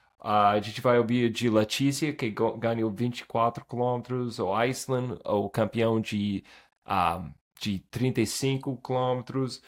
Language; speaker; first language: Portuguese; non-native, fluent; English